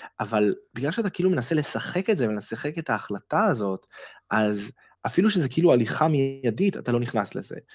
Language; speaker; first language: Hebrew; native; Hebrew